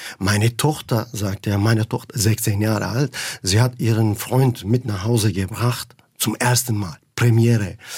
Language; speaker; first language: German; non-native, fluent; Turkish